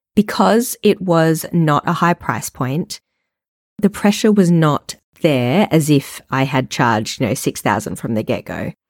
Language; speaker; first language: English; native; English